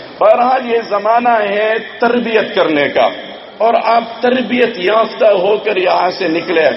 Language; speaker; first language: Urdu; native; Urdu